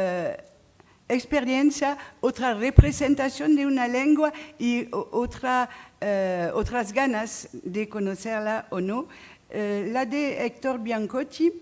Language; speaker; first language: Spanish; non-native, fluent; French